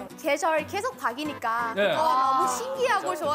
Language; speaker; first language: Korean; non-native, fluent; Thai